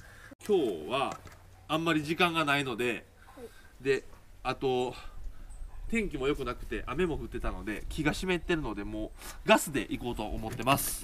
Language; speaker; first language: Japanese; native; Japanese